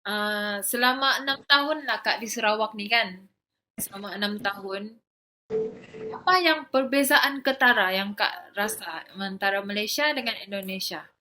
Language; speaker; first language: Malay; native; Malay